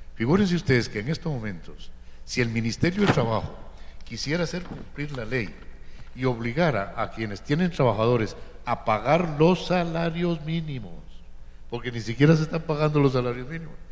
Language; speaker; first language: Spanish; native; Spanish